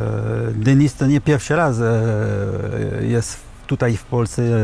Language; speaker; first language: Polish; early bilingual, heritage; French